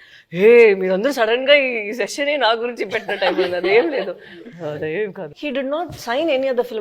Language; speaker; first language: Telugu; non-native, fluent; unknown